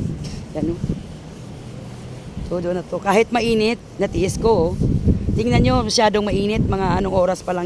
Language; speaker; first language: Filipino; non-native, local second language; Hiligaynon